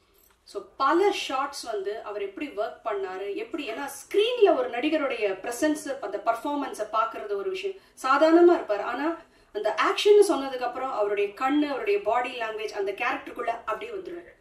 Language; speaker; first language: Tamil; native; Tamil